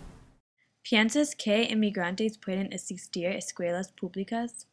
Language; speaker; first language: Spanish; non-native, learner; English